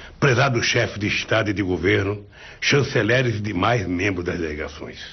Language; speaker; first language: Portuguese; native; Portuguese